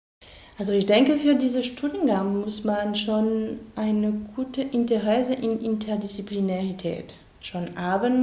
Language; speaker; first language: German; non-native, fluent; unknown